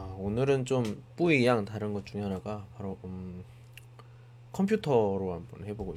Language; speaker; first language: Korean; native; Korean